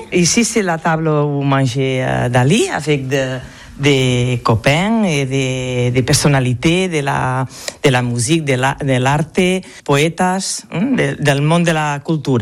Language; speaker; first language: French; non-native, learner; Catalan